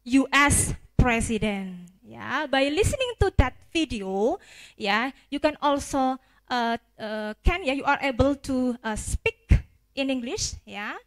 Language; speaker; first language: English; non-native, fluent; Indonesian